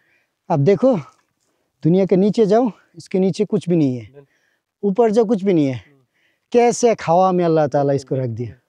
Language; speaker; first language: Hindi; non-native, fluent; Bangla